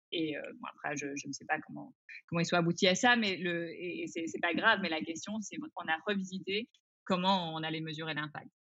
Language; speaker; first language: French; early bilingual, other home language; English